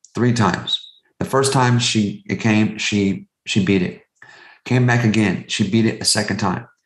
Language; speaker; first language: English; native; English